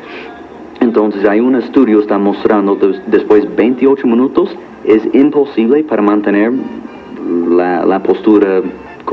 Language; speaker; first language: Spanish; non-native, learner; English